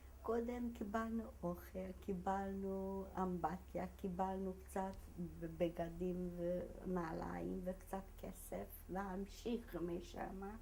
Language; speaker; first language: Hebrew; non-native, fluent; Hungarian